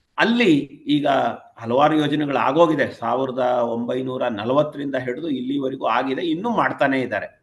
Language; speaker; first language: Kannada; non-native, local second language; Tamil